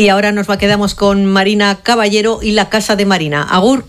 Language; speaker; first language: Spanish; native; Spanish